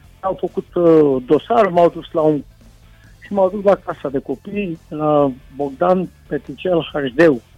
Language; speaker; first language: Romanian; non-native, local second language; Hungarian